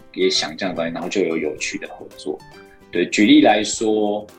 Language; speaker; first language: Chinese; native; Chinese